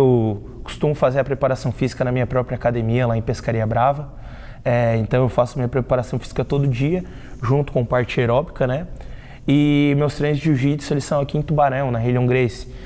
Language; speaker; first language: Portuguese; native; Portuguese